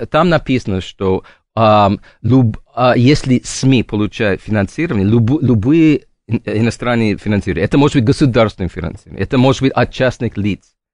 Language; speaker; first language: Russian; non-native, fluent; English